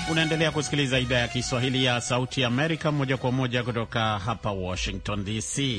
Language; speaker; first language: Swahili; non-native, local second language; Meru